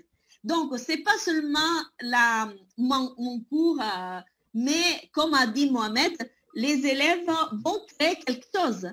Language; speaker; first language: French; non-native, fluent; Italian